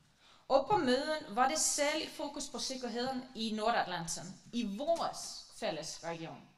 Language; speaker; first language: Danish; non-native, fluent; Icelandic